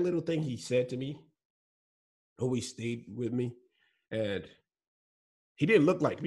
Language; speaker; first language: English; non-native, local second language; Igbo